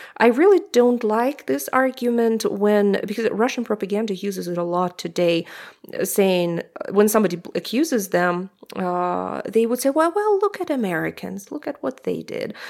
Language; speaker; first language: English; non-native, fluent; Russian